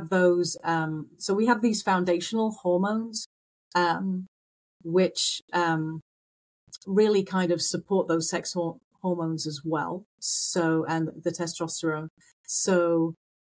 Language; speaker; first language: English; native; English